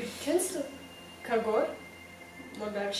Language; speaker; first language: German; non-native, fluent; Romanian